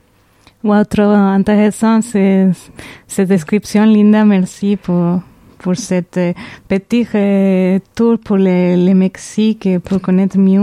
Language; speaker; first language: French; non-native, fluent; Spanish